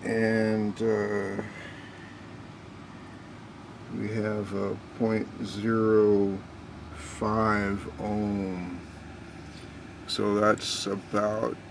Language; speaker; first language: English; native; English